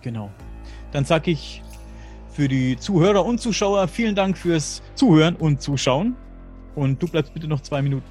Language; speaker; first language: German; native; German